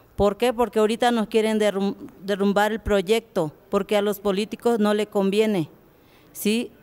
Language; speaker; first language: Spanish; non-native, local second language; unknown